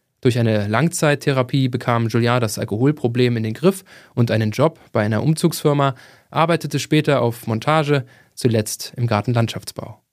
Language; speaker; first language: German; native; German